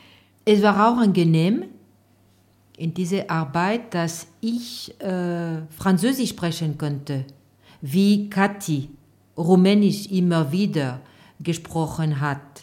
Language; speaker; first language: German; non-native, fluent; French